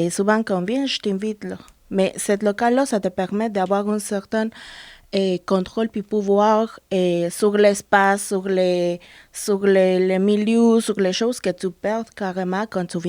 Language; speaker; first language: French; non-native, fluent; Spanish